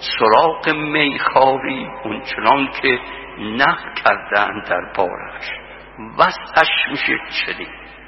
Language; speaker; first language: Persian; native; Persian